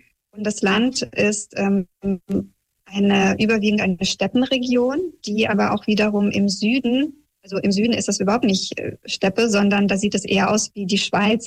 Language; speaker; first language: German; early bilingual, other home language; Russian